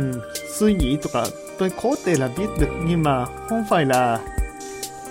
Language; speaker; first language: Vietnamese; non-native, learner; Japanese